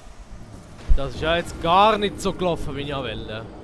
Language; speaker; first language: German; native; German